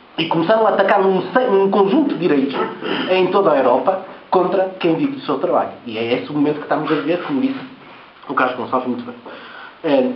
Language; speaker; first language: Portuguese; early bilingual, heritage; Portuguese